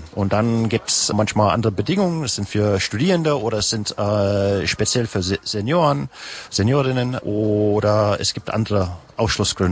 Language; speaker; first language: German; native; German